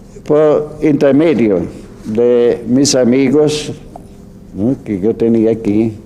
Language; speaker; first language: Spanish; non-native, fluent; German